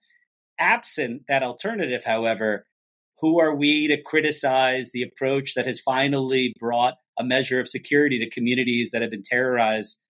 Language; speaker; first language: English; native; English